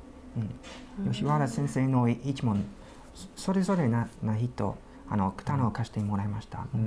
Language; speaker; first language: Japanese; non-native, fluent; English